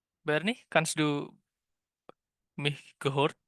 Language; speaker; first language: German; non-native, fluent; Indonesian